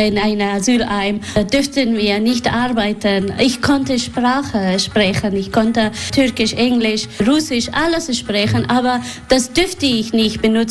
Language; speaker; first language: German; non-native, learner; Persian